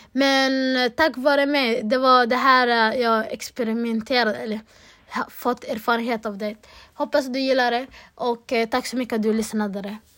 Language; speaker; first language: Swedish; early bilingual, other home language; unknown